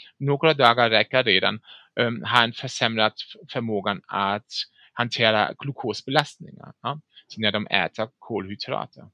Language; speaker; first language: Swedish; non-native, fluent; German